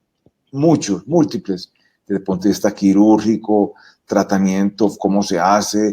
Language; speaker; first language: Spanish; native; Spanish